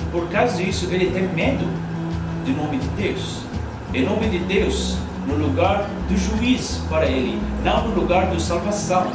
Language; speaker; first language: Portuguese; non-native, learner; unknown